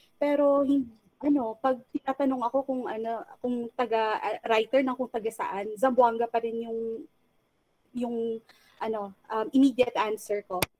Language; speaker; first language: Filipino; non-native, local second language; Chavacano